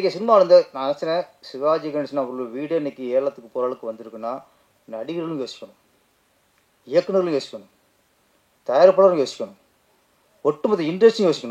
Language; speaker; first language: Tamil; native; Tamil